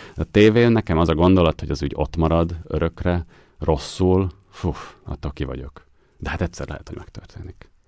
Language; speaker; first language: Hungarian; native; Hungarian